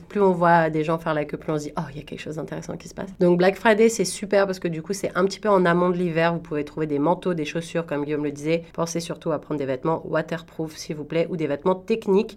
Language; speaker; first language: French; native; French